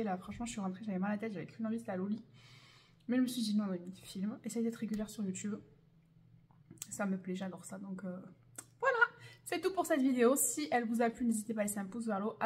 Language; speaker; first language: French; native; French